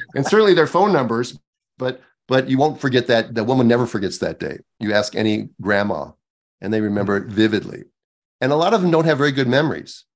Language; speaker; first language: English; native; English